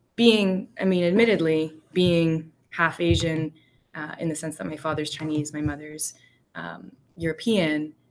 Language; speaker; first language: English; native; English